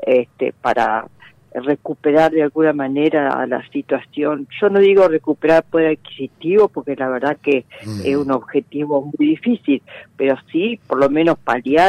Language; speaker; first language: Spanish; native; Spanish